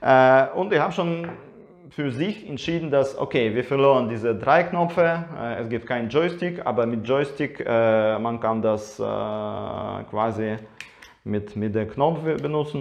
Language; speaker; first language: German; non-native, learner; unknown